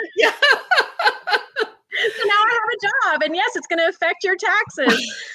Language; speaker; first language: English; native; English